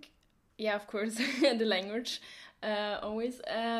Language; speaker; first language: English; non-native, fluent; German